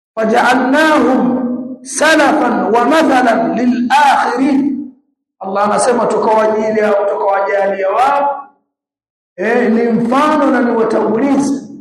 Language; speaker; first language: Swahili; native; Swahili